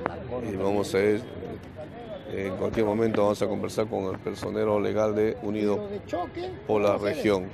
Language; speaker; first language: Spanish; native; Spanish